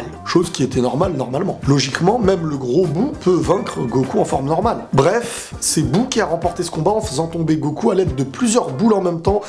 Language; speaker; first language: French; native; French